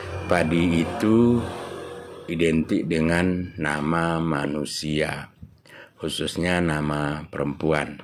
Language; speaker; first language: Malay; non-native, local second language; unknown